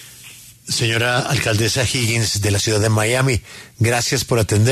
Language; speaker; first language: Spanish; native; Spanish